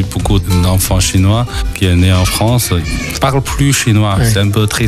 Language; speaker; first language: French; non-native, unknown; Chinese